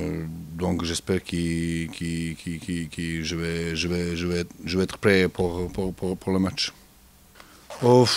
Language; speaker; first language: French; non-native, learner; Serbian